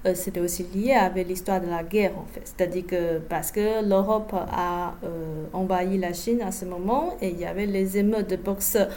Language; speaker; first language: French; non-native, fluent; Chinese